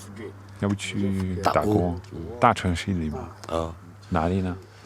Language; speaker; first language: Chinese; non-native, fluent; Dutch